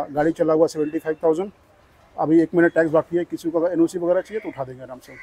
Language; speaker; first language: Hindi; non-native, local second language; Bangla